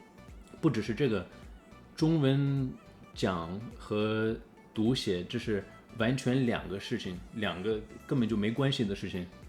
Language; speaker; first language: Chinese; early bilingual, heritage; English